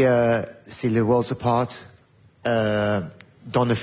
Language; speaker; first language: French; non-native, learner; English